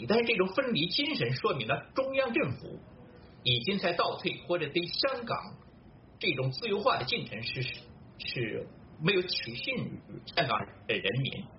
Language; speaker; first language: Chinese; native; Chinese